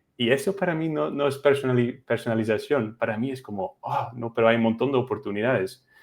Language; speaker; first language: Spanish; non-native, fluent; Dutch